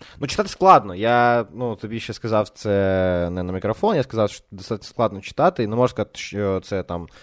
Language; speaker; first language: Ukrainian; non-native, local second language; Russian